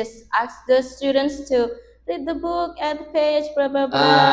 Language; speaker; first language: English; non-native, learner; Indonesian